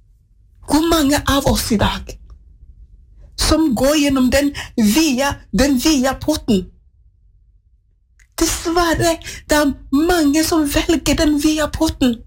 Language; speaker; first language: Norwegian; non-native, fluent; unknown